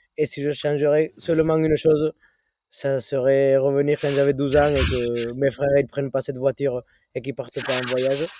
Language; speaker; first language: French; non-native, fluent; Spanish